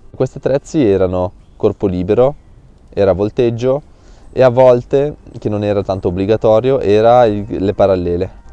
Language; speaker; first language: Italian; early bilingual, other home language; Russian